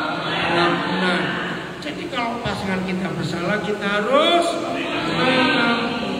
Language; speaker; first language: Indonesian; native; Indonesian